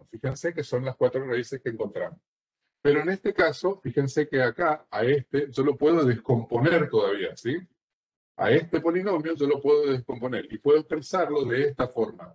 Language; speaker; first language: Spanish; native; Spanish